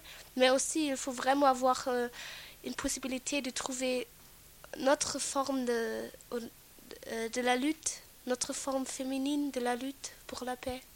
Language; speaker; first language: French; non-native, fluent; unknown